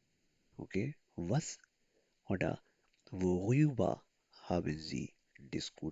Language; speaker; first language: German; non-native, learner; Urdu